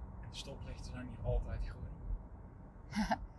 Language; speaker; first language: Dutch; non-native, learner; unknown